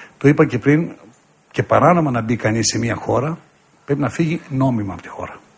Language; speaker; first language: Greek; native; Greek